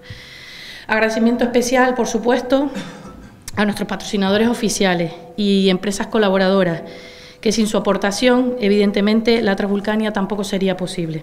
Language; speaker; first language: Spanish; native; Spanish